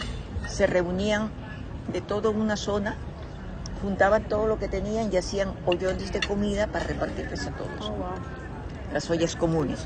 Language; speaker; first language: Spanish; native; Spanish